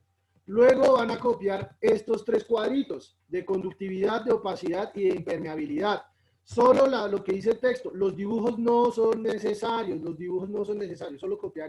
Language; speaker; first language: Spanish; native; Spanish